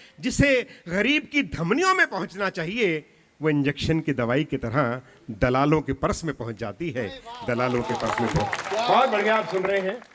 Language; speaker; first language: Hindi; non-native, local second language; Punjabi